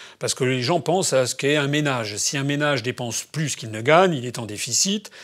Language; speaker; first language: French; native; French